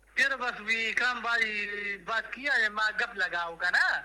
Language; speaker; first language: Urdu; non-native, local second language; Pashto